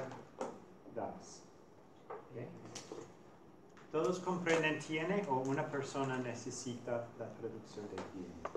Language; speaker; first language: Spanish; non-native, fluent; English